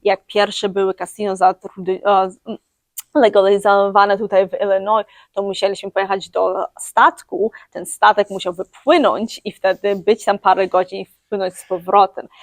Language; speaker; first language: Polish; early bilingual, heritage; English